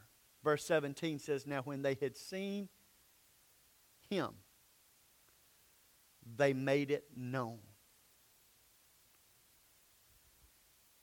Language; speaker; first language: English; native; English